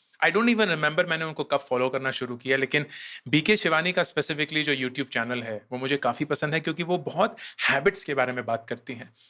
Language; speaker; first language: Hindi; native; Hindi